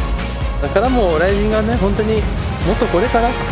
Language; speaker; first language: Japanese; non-native, learner; Portuguese